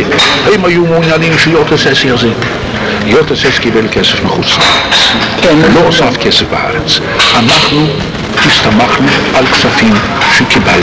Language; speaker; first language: Hebrew; non-native, fluent; Polish